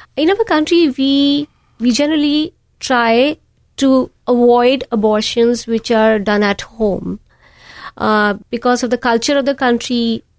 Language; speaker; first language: English; non-native, local second language; Hindi